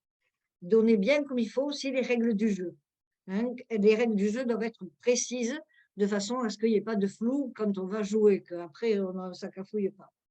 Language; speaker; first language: French; native; French